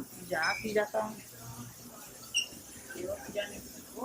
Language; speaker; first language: Spanish; native; Spanish